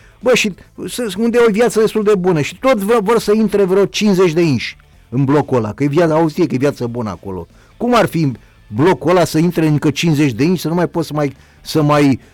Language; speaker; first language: Romanian; native; Romanian